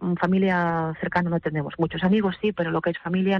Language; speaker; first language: Spanish; non-native, fluent; Russian